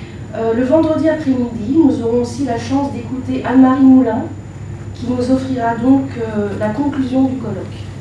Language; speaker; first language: French; native; French